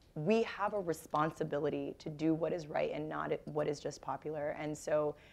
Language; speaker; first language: English; native; English